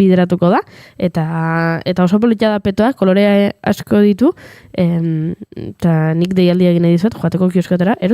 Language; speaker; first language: Basque; native; Basque